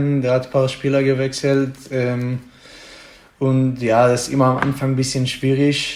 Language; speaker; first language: German; non-native, fluent; Hebrew